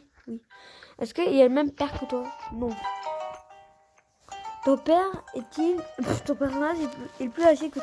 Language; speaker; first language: French; native; French